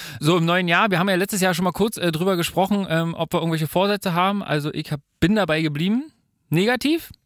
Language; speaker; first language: German; native; German